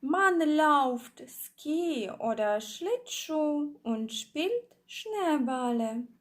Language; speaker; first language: German; non-native, fluent; Ukrainian